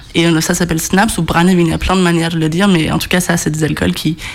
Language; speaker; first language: French; non-native, fluent; Danish